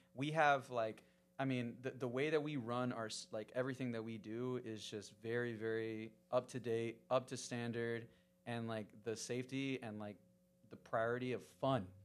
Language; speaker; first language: English; early bilingual, other home language; Spanish